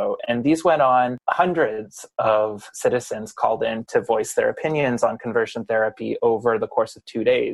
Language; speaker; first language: English; native; English